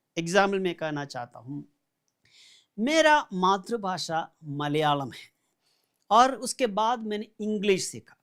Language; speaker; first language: Hindi; non-native, local second language; Malayalam